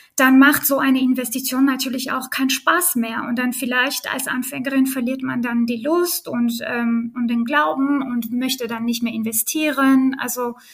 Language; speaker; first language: German; non-native, fluent; Armenian